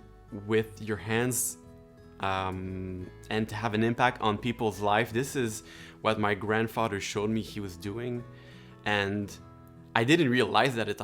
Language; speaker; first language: English; non-native, local second language; French